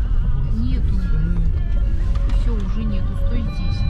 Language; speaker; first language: Russian; native; Russian